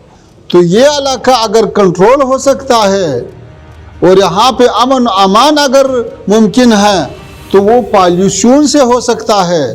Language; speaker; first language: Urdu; non-native, fluent; Pashto